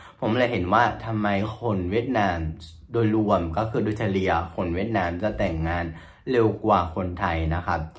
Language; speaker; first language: Thai; non-native, fluent; Vietnamese